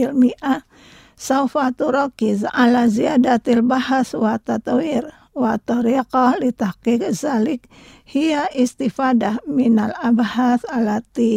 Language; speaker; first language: Arabic; non-native, fluent; Indonesian